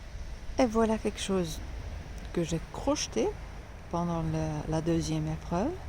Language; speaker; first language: French; non-native, fluent; Finnish